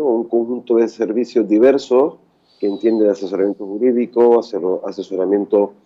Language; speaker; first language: Spanish; native; Spanish